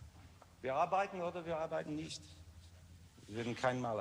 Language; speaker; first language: German; non-native, learner; English